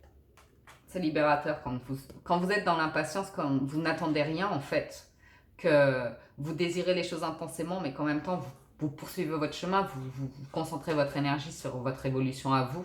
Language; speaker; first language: French; native; French